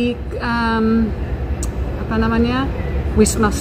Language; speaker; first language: Indonesian; non-native, local second language; English